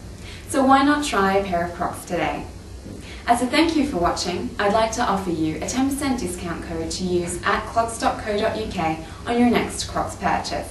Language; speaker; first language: English; native; English